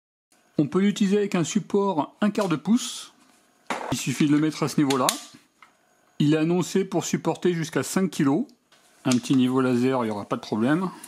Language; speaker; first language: French; native; French